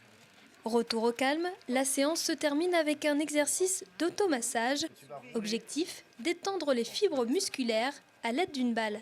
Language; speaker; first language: French; native; French